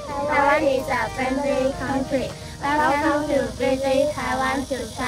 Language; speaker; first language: English; non-native, learner; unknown